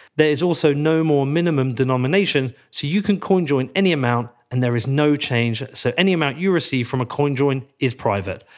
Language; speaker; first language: English; native; English